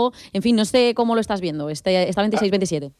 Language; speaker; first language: Spanish; native; Spanish